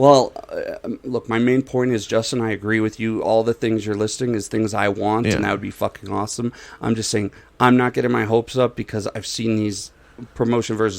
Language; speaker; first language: English; native; English